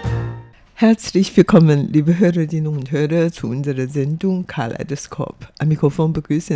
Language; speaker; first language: German; non-native, fluent; Chinese